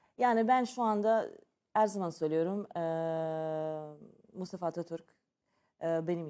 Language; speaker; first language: Turkish; non-native, learner; Serbian